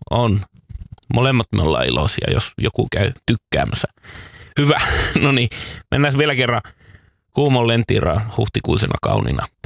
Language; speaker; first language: Finnish; native; Finnish